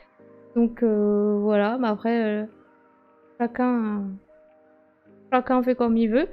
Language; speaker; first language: French; native; French